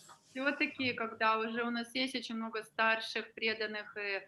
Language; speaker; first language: Russian; native; Russian